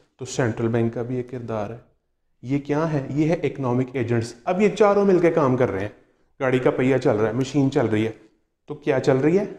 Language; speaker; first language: Urdu; non-native, local second language; Punjabi